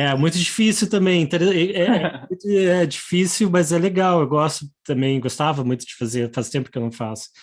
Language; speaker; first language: Portuguese; native; Portuguese